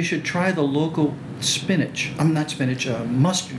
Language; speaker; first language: English; early bilingual, other home language; French